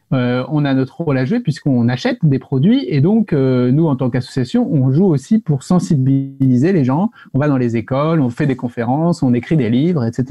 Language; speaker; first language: French; native; French